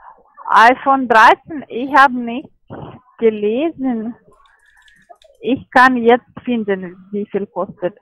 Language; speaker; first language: German; non-native, learner; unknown